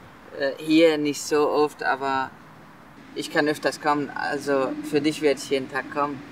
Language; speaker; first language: German; non-native, learner; Arabic